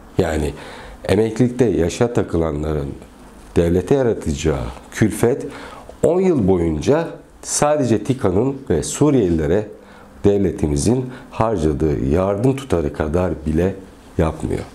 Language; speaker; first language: Turkish; native; Turkish